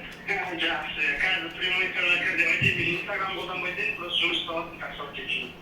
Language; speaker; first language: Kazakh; non-native, local second language; Russian